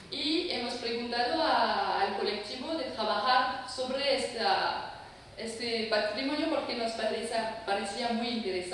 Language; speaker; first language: Spanish; non-native, fluent; French